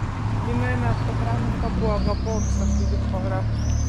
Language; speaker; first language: Greek; non-native, fluent; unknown